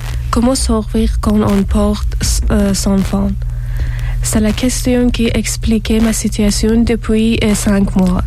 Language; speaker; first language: French; non-native, learner; Persian